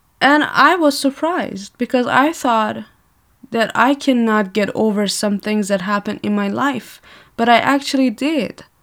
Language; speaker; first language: English; non-native, fluent; Persian